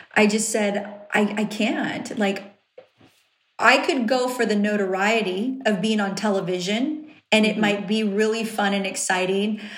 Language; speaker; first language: English; native; English